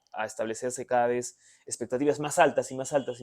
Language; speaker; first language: Spanish; native; Spanish